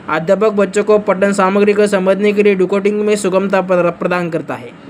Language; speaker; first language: Hindi; non-native, local second language; Marathi